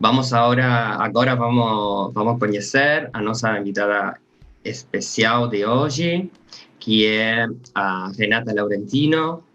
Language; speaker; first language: Portuguese; non-native, learner; Spanish